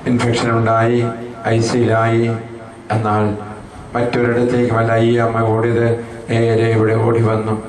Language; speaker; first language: Malayalam; native; Malayalam